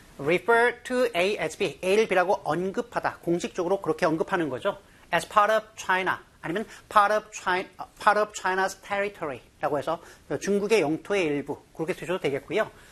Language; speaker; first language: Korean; native; Korean